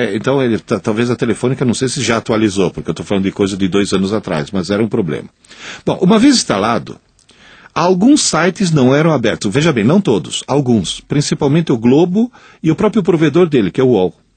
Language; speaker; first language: Portuguese; non-native, fluent; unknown